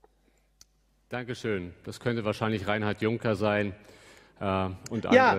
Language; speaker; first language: German; native; German